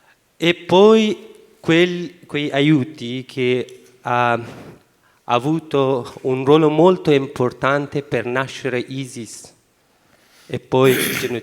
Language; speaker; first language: Italian; non-native, fluent; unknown